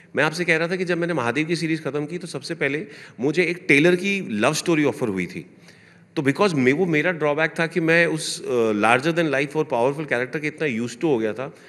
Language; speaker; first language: Hindi; native; Hindi